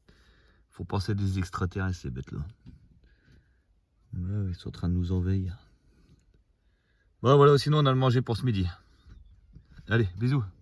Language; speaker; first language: French; native; French